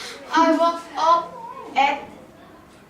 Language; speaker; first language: English; non-native, learner; Korean